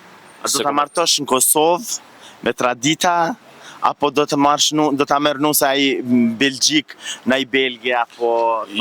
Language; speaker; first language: Albanian; native; Albanian